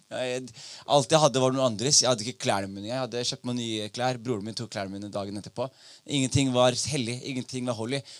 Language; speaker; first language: Norwegian; early bilingual, other home language; Somali